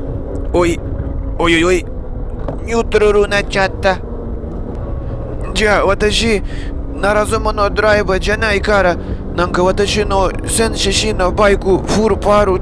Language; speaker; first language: Japanese; non-native, learner; Russian